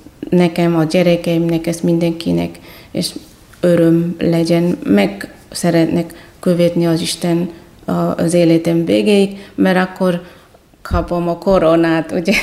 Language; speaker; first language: Hungarian; non-native, fluent; Batak Toba